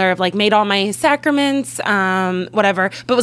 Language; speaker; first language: English; native; English